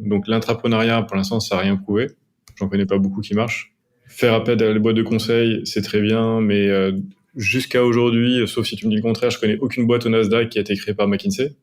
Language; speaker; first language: French; native; French